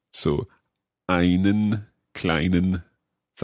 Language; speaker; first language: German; non-native, learner; English